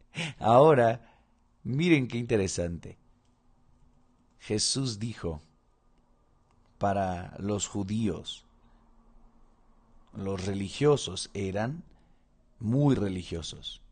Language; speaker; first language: Spanish; non-native, fluent; Portuguese